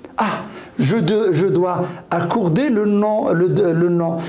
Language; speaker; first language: French; non-native, local second language; Arabic